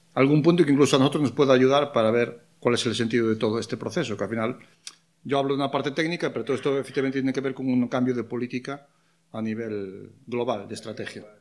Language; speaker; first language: Spanish; non-native, local second language; Galician